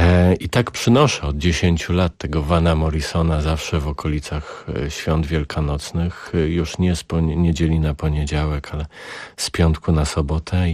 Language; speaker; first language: Polish; native; Polish